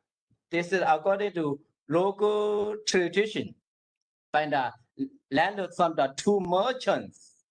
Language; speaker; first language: English; non-native, learner; Burmese